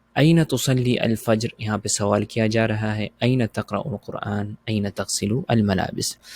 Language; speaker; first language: Urdu; native; Urdu